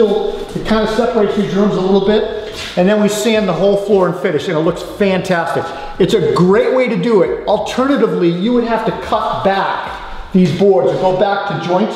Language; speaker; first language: English; native; English